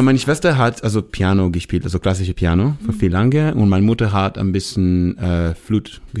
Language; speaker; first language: German; non-native, learner; Hebrew